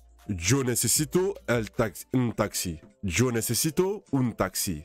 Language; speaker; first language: Spanish; non-native, learner; English